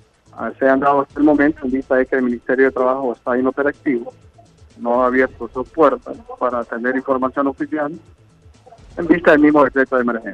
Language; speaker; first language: Spanish; native; Spanish